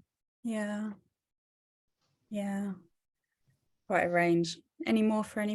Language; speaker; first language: English; native; English